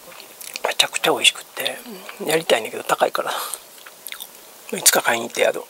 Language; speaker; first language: Japanese; native; Japanese